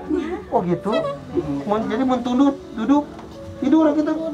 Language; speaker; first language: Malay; non-native, local second language; Sundanese